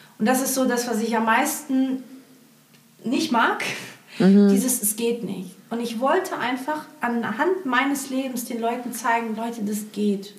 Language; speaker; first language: German; early bilingual, other home language; Portuguese